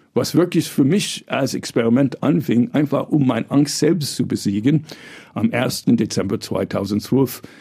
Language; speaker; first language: German; early bilingual, other home language; English